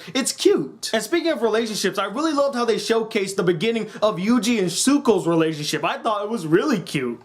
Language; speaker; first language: English; native; English